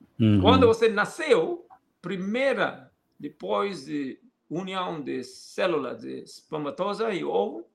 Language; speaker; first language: Portuguese; non-native, fluent; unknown